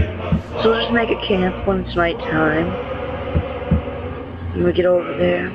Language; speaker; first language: English; native; English